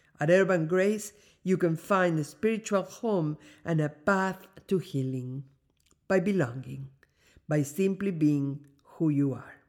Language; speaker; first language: English; non-native, fluent; Spanish